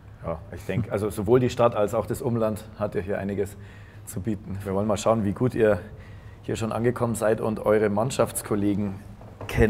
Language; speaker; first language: German; native; German